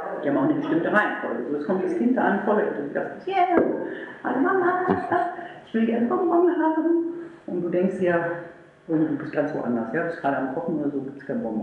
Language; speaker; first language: German; native; German